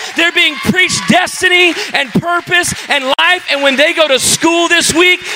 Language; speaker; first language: English; native; English